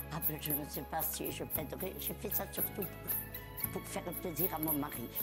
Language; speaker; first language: French; early bilingual, other home language; Catalan